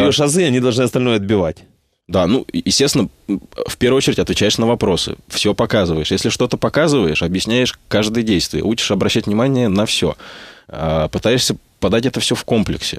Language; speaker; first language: Russian; native; Russian